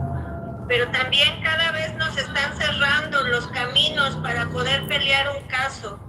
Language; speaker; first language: Spanish; native; Spanish